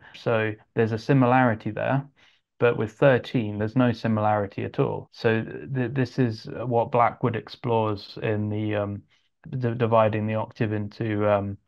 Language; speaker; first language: English; native; English